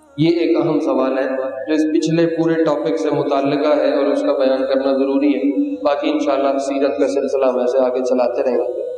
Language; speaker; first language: Urdu; non-native, local second language; Punjabi